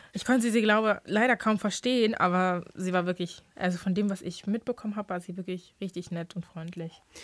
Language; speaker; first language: German; early bilingual, other home language; English